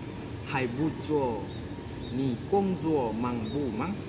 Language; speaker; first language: Chinese; non-native, learner; Malay